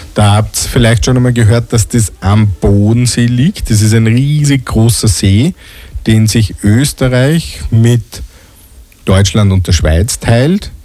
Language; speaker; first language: German; native; German